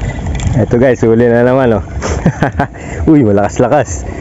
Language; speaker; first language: Filipino; native; Filipino